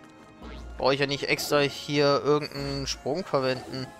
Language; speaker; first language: German; native; German